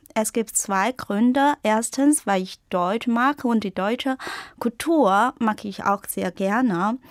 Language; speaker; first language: German; non-native, fluent; Chinese